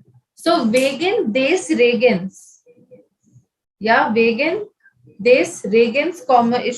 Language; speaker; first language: German; non-native, fluent; Hindi